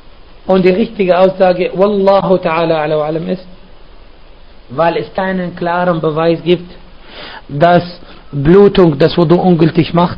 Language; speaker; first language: German; non-native, fluent; Arabic